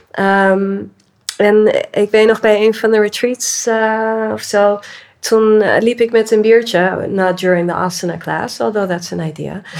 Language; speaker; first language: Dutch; early bilingual, other home language; English